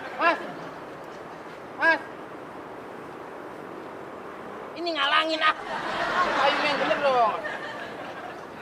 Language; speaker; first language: Indonesian; native; Indonesian